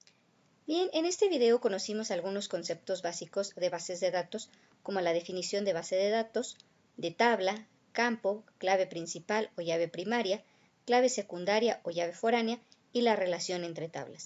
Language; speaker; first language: Spanish; native; Spanish